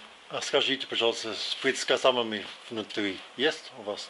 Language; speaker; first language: Russian; non-native, learner; English